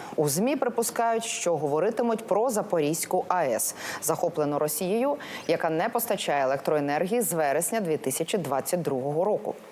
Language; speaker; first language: Ukrainian; native; Ukrainian